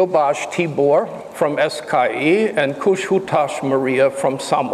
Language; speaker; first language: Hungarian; non-native, learner; English